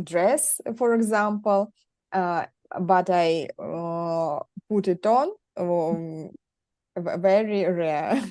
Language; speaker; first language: English; non-native, learner; Russian